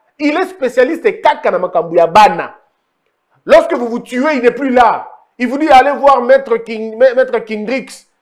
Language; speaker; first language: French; non-native, local second language; Lingala